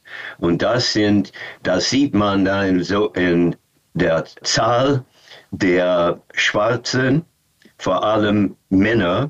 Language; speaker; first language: German; non-native, fluent; English